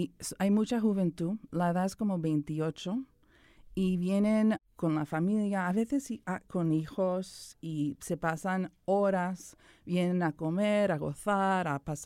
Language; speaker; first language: Spanish; early bilingual, heritage; Spanish